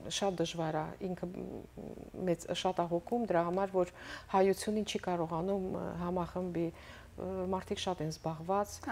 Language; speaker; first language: Armenian; native; Armenian